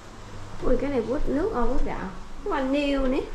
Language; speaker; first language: Vietnamese; non-native, learner; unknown